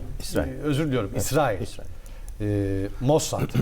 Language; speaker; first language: Turkish; native; Turkish